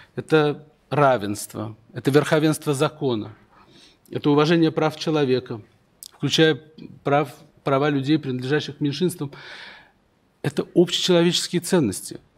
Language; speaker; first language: Russian; native; Russian